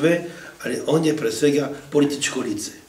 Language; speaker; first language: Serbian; non-native, fluent; French